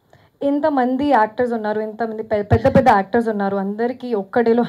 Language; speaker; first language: Telugu; non-native, fluent; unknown